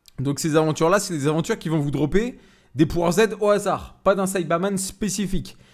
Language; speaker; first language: French; native; French